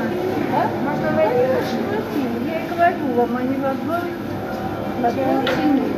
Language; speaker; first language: Russian; native; Russian